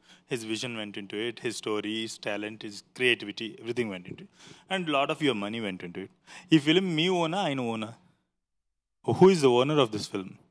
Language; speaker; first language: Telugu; native; Telugu